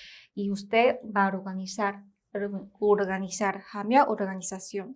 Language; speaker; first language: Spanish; non-native, fluent; Korean